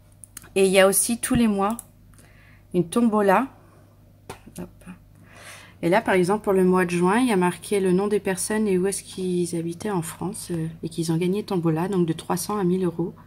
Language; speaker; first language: French; native; French